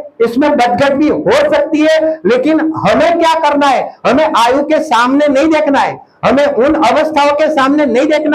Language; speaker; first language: Hindi; non-native, local second language; Gujarati